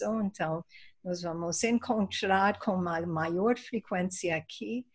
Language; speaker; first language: Portuguese; non-native, fluent; Spanish